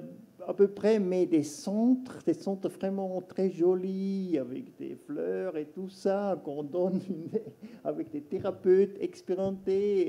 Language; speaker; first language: French; non-native, local second language; German